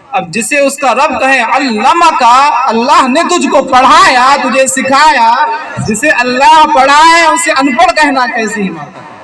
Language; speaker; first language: Urdu; native; Urdu